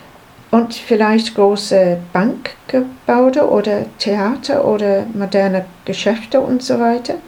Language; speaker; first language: German; non-native, learner; English